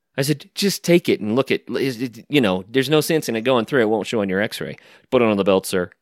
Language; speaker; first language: English; native; English